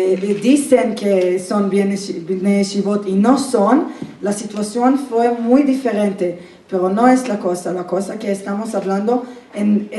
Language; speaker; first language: Spanish; non-native, fluent; Hebrew